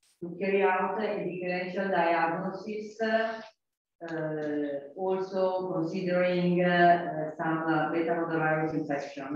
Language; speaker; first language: English; non-native, fluent; Italian